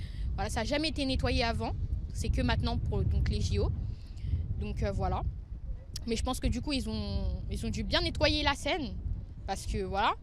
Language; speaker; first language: French; native; French